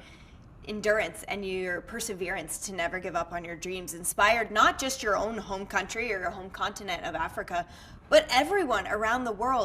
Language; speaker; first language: English; native; English